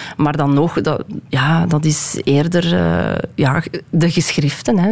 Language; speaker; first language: Dutch; early bilingual, other home language; Persian